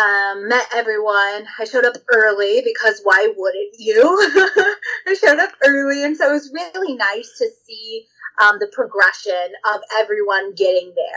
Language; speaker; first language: English; native; English